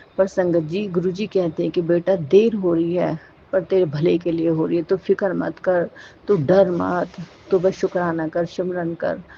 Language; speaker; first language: Hindi; native; Hindi